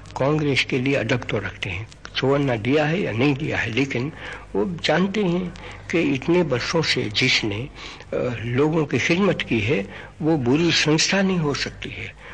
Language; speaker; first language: Hindi; non-native, local second language; Gujarati